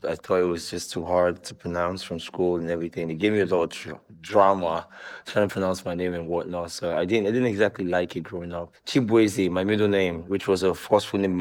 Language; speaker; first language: English; non-native, local second language; Igbo